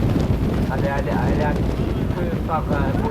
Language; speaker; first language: French; native; French